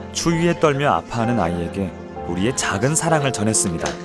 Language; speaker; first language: Korean; native; Korean